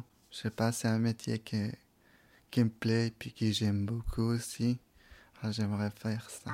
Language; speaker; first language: French; non-native, fluent; Persian